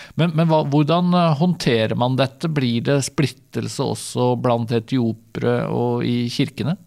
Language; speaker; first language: Norwegian; native; Norwegian